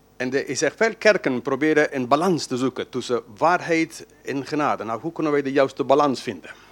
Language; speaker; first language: Dutch; non-native, fluent; English